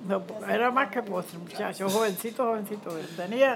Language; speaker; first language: Spanish; native; Spanish